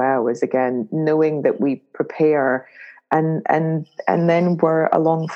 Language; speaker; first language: English; native; English